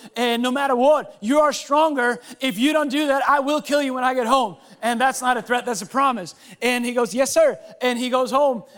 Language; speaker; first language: English; non-native, fluent; Swedish